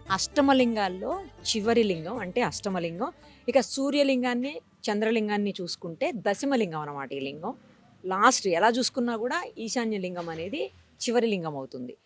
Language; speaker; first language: Telugu; native; Telugu